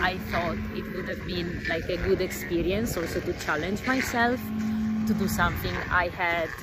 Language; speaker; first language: English; non-native, fluent; Italian